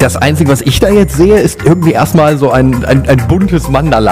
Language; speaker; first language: German; native; German